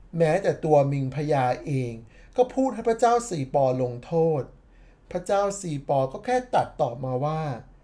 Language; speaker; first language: Thai; native; Thai